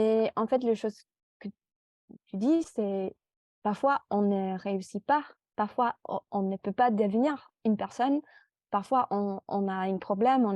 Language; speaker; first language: French; non-native, fluent; English